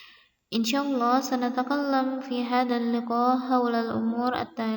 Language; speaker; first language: Arabic; non-native, fluent; Indonesian